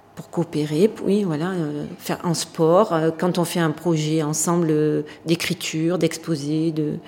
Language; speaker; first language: French; native; French